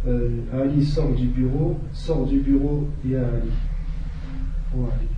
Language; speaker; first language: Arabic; non-native, learner; French